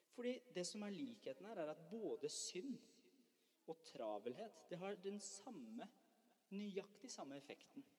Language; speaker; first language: Norwegian; early bilingual, other home language; Persian